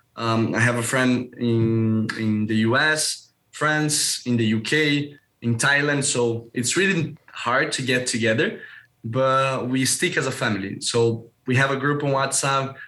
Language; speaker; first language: English; non-native, fluent; Portuguese